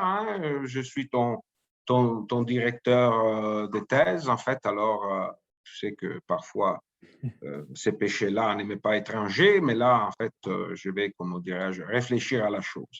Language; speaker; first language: French; native; French